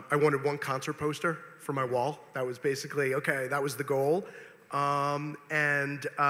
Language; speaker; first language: English; native; English